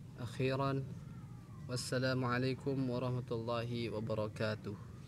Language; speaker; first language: Arabic; non-native, fluent; Indonesian